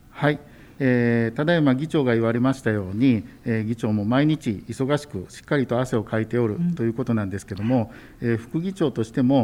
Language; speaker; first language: Japanese; native; Japanese